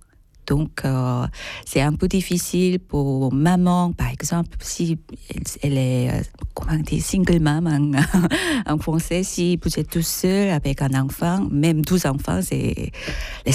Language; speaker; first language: French; non-native, fluent; Korean